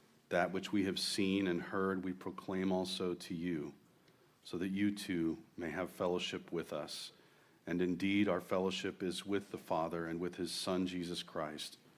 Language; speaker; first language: English; native; English